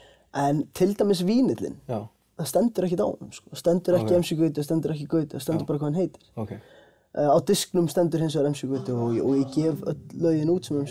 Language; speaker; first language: Icelandic; native; Icelandic